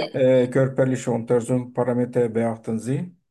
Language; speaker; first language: German; non-native, fluent; Turkish